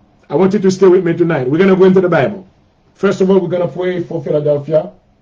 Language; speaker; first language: English; non-native, fluent; Haitian Creole